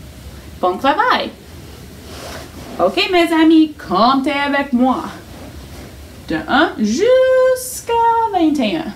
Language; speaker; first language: French; non-native, fluent; English